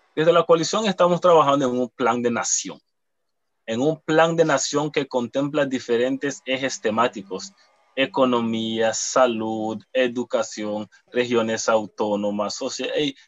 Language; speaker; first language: Spanish; native; Spanish